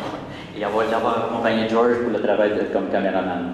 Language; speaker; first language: French; native; French